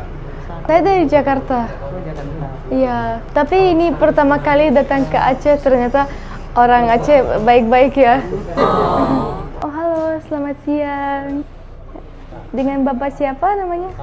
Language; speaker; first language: Indonesian; non-native, fluent; German